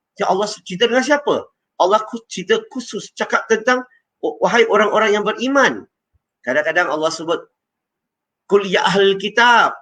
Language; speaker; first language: Malay; non-native, local second language; Chinese